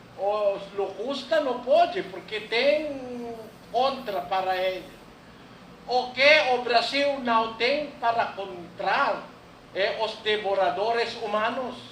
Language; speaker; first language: Portuguese; non-native, learner; Filipino